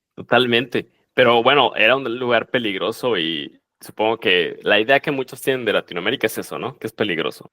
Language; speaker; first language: Spanish; native; Spanish